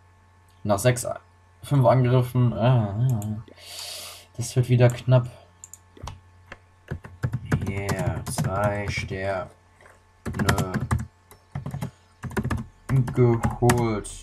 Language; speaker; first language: German; native; German